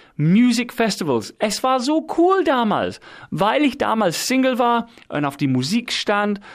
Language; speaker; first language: German; non-native, fluent; English